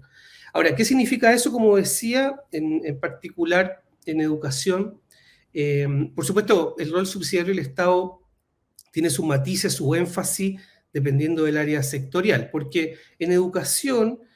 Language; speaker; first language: Spanish; native; Spanish